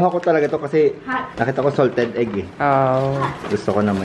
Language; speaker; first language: Filipino; native; Filipino